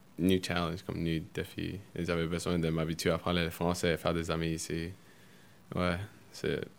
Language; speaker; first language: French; early bilingual, other home language; Spanish